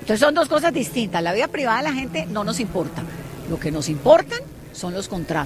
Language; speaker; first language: Spanish; native; Spanish